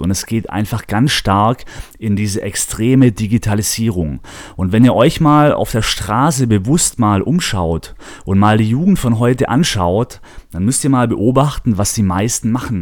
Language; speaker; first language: German; native; German